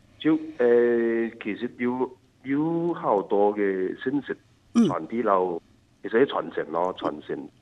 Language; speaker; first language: Cantonese; non-native, local second language; Hakka Chinese